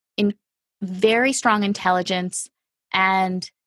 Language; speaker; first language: English; native; English